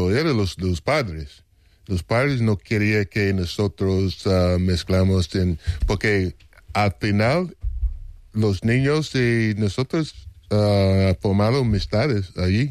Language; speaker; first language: Spanish; non-native, fluent; English